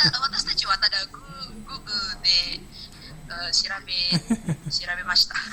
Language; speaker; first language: Japanese; non-native, learner; Indonesian